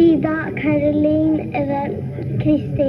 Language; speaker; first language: Albanian; early bilingual, heritage; Albanian